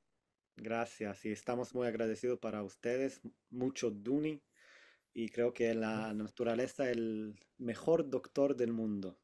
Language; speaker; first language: Spanish; non-native, fluent; Hebrew